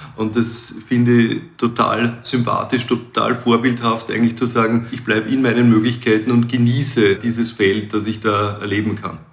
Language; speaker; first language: German; native; German